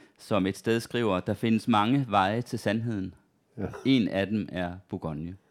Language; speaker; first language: Danish; native; Danish